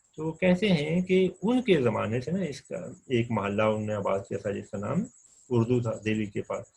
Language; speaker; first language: Urdu; non-native, local second language; Punjabi